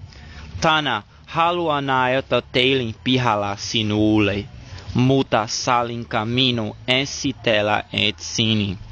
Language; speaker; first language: Finnish; non-native, learner; Portuguese